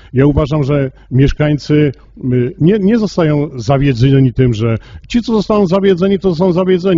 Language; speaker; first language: Polish; native; Polish